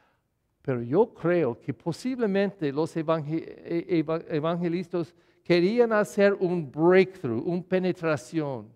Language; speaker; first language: Spanish; non-native, learner; English